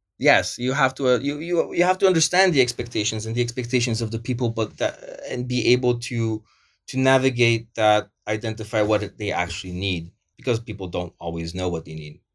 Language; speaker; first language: English; early bilingual, other home language; Polish